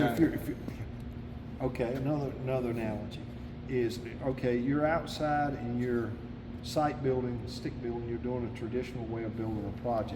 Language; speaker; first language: English; native; English